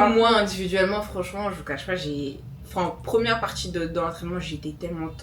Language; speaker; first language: French; native; French